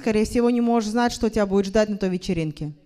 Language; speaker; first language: Russian; native; Russian